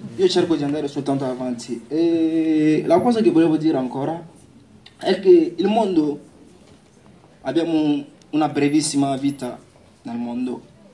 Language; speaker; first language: Italian; non-native, fluent; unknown